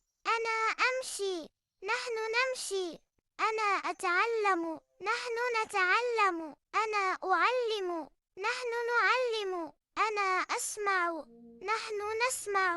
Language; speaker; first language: Arabic; non-native, fluent; Urdu